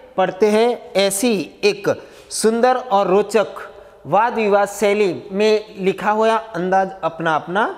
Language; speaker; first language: Hindi; non-native, local second language; Gujarati